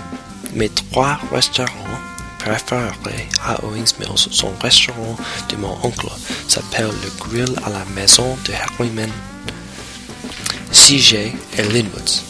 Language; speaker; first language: French; non-native, learner; English